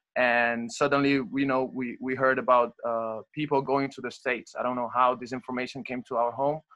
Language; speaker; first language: English; non-native, fluent; Spanish